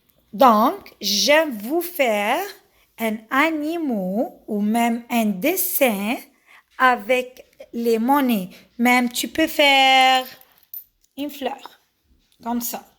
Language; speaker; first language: French; non-native, fluent; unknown